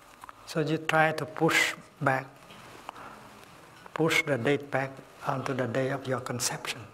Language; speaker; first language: English; non-native, fluent; Vietnamese